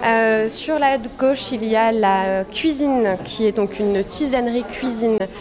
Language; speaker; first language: French; native; French